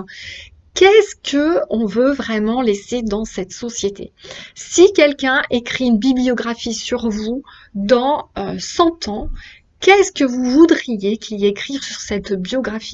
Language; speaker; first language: French; native; French